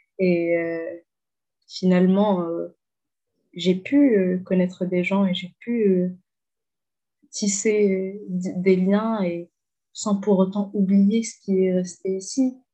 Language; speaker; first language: French; non-native, local second language; Arabic